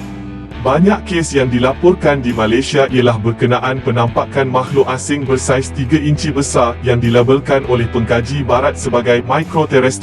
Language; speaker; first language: Malay; native; Malay